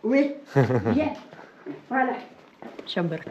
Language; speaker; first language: French; non-native, learner; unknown